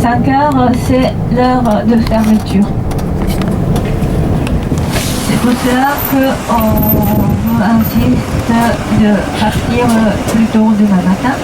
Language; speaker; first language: French; non-native, fluent; Japanese